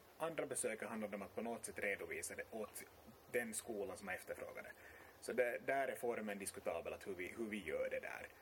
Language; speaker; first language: Swedish; native; Swedish